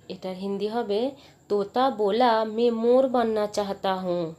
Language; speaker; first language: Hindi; non-native, local second language; Bangla